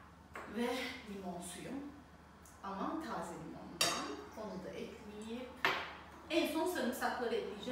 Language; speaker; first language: Turkish; native; Turkish